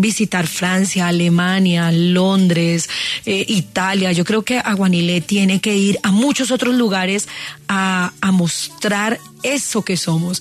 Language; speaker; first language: Spanish; native; Spanish